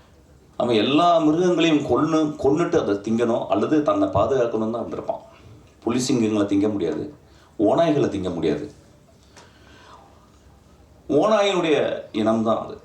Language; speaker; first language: Tamil; native; Tamil